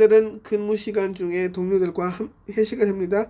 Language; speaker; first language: Korean; non-native, fluent; Urdu